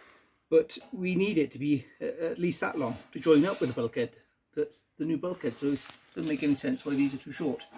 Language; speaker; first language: English; native; English